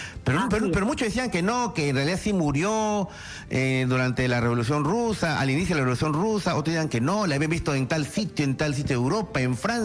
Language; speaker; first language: Spanish; native; Spanish